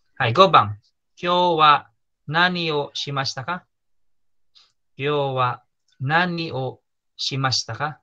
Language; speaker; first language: Japanese; non-native, fluent; Filipino